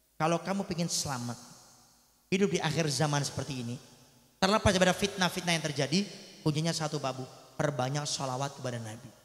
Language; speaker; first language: Indonesian; native; Indonesian